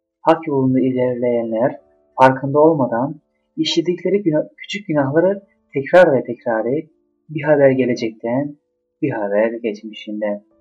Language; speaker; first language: Turkish; native; Turkish